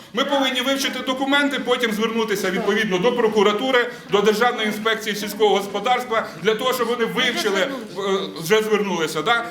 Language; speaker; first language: Ukrainian; native; Ukrainian